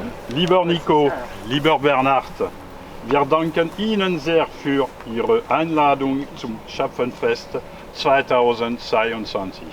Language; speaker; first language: German; non-native, learner; French